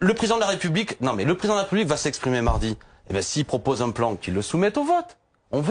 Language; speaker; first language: French; native; French